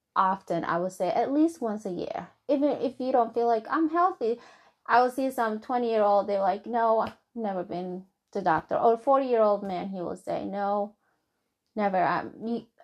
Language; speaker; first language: English; non-native, fluent; Somali